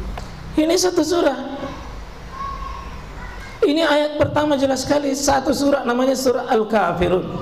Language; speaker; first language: Indonesian; native; Indonesian